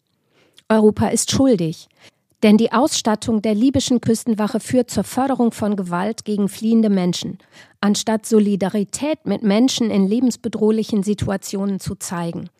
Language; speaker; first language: German; native; German